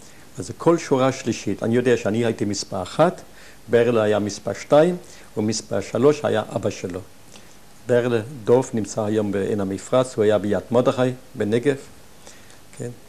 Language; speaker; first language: Hebrew; non-native, fluent; German